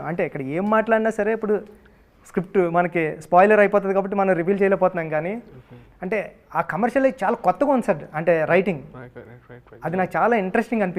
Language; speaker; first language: Telugu; native; Telugu